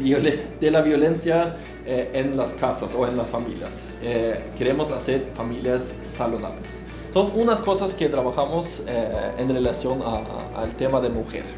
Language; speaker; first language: Spanish; non-native, fluent; Norwegian